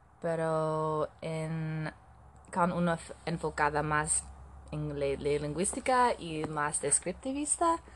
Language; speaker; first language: Spanish; non-native, learner; English